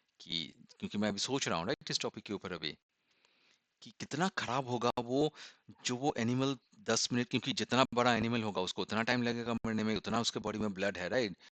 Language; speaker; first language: Hindi; non-native, local second language; Assamese